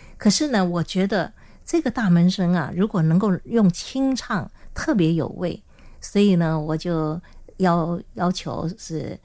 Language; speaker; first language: Chinese; non-native, local second language; Hakka Chinese